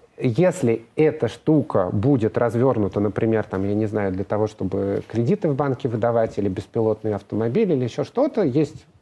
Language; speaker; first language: Russian; native; Russian